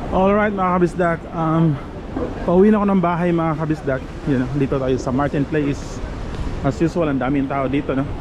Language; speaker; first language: Filipino; non-native, local second language; Cebuano